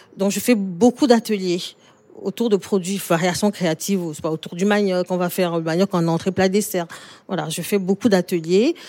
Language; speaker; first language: French; native; French